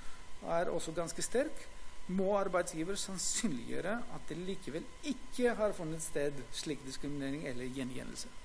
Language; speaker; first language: Norwegian; non-native, fluent; Greek